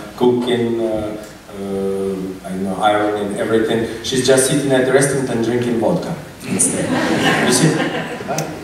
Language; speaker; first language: English; non-native, fluent; Russian